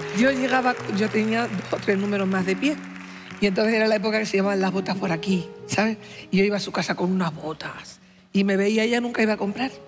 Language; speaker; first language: Spanish; native; Spanish